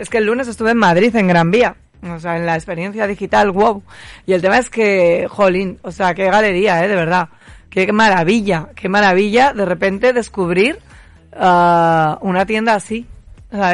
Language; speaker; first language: Spanish; native; Spanish